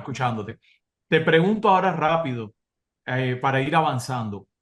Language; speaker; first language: Spanish; native; Spanish